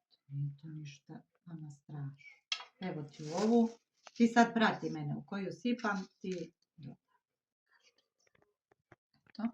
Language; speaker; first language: Bosnian; native; Bosnian